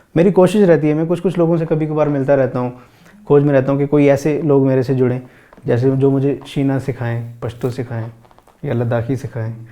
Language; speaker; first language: Hindi; non-native, local second language; Pahari-Potwari